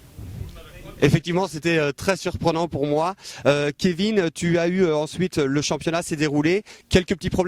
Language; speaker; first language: French; native; French